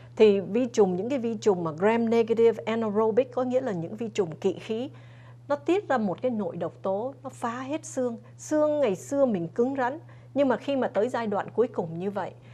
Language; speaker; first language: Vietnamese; early bilingual, other home language; English